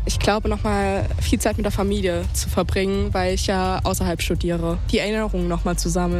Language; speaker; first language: German; native; German